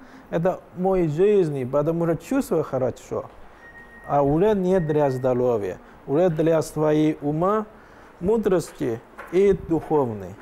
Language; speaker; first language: Russian; non-native, learner; Chinese